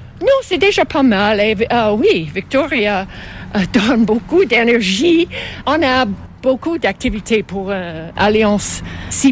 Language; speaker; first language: French; non-native, local second language; English